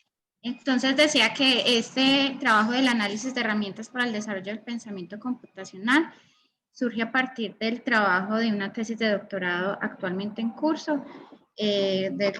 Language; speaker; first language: Spanish; native; Spanish